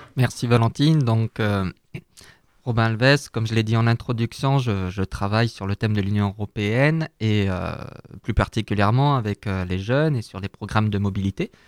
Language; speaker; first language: French; native; French